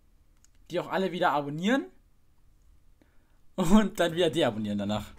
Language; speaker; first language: German; native; German